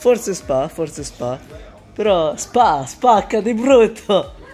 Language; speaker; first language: Italian; early bilingual, other home language; Filipino